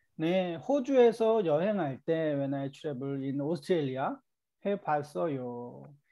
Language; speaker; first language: Korean; native; Korean